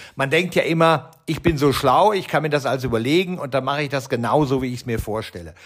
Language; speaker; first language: German; native; German